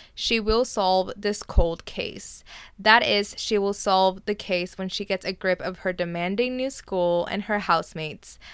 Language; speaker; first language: English; early bilingual, other home language; Spanish